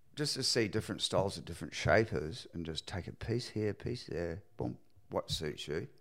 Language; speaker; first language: English; native; English